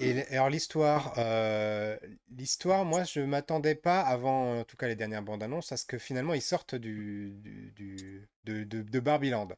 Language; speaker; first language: French; native; French